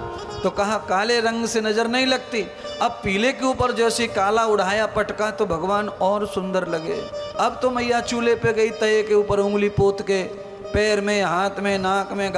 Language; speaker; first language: Hindi; native; Hindi